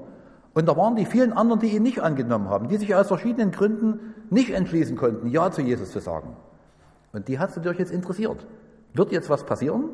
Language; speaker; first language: German; native; German